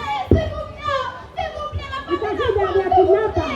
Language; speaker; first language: French; non-native, learner; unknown